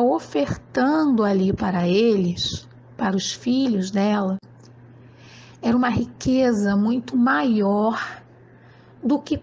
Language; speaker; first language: Portuguese; native; Portuguese